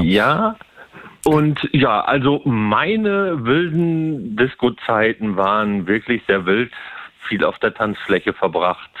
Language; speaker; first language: German; native; German